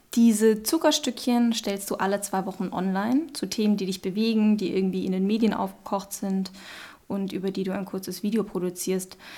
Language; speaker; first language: German; native; German